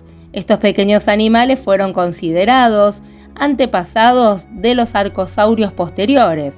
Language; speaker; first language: Spanish; native; Spanish